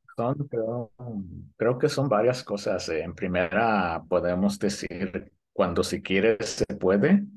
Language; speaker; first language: Spanish; early bilingual, heritage; Spanish